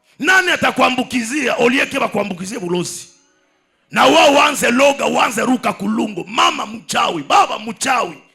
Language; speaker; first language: Swahili; native; Swahili